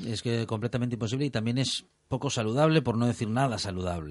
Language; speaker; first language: Spanish; native; Spanish